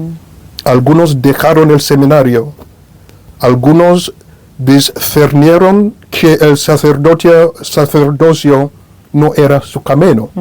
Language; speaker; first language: Spanish; non-native, fluent; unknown